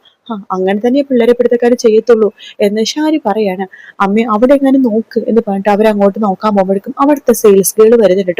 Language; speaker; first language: Malayalam; native; Malayalam